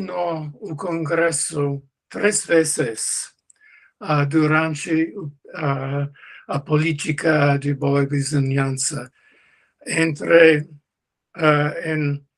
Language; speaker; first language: Portuguese; non-native, learner; English